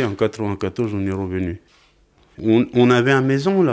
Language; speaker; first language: French; non-native, fluent; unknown